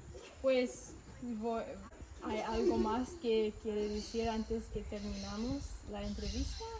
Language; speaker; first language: Spanish; non-native, learner; English